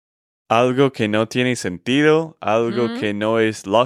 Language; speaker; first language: Spanish; non-native, fluent; English